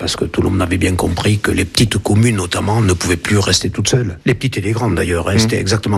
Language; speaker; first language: French; native; French